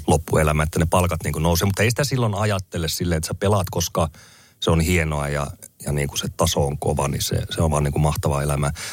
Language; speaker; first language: Finnish; native; Finnish